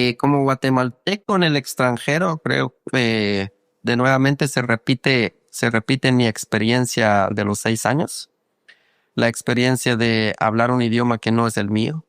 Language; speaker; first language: Spanish; non-native, local second language; Kaqchikel